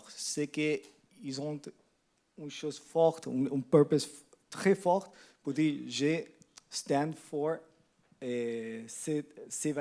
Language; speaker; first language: French; non-native, learner; Spanish